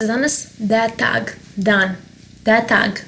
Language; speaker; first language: German; non-native, fluent; Serbian